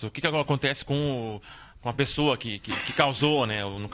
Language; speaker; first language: Portuguese; native; Portuguese